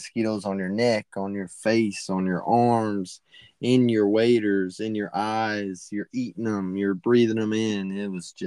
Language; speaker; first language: English; native; English